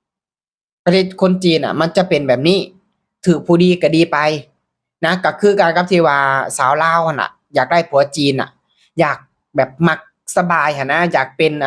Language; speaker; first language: Thai; non-native, local second language; Northeastern Thai